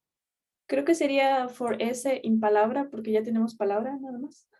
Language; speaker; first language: Spanish; native; Spanish